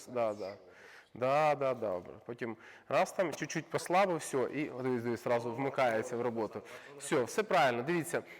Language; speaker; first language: Ukrainian; non-native, local second language; Russian